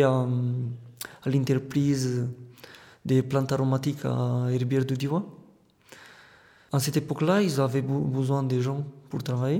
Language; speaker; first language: French; non-native, fluent; Romanian